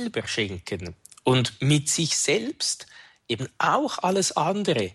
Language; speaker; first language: German; native; German